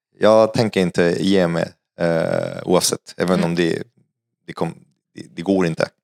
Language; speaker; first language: Swedish; non-native, fluent; French